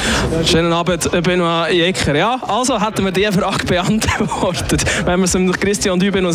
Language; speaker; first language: German; native; German